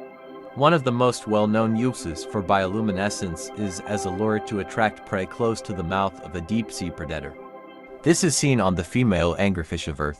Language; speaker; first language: English; native; English